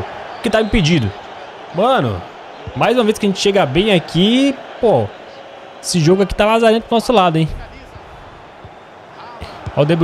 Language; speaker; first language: Portuguese; native; Portuguese